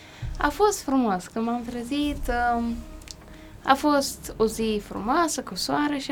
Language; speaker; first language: Romanian; early bilingual, heritage; Romanian